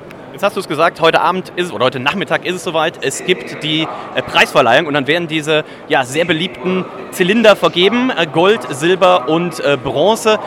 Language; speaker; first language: German; native; German